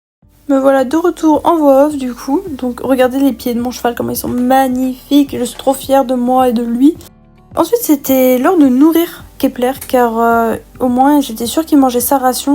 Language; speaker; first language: French; native; French